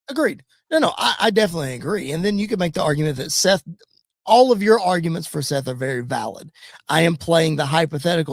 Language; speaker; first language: English; native; English